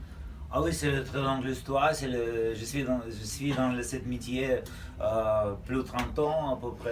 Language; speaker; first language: French; non-native, learner; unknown